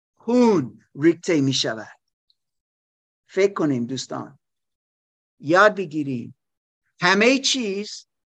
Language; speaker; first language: Persian; non-native, learner; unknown